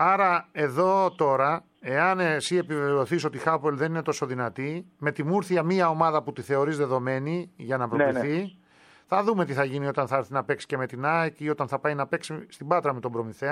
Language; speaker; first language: Greek; native; Greek